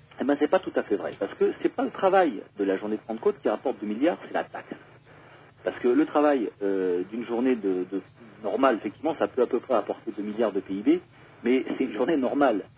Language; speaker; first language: French; native; French